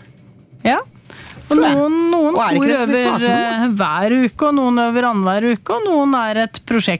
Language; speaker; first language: Norwegian; native; Norwegian